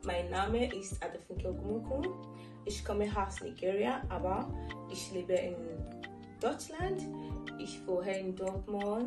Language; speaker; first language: German; non-native, learner; Yoruba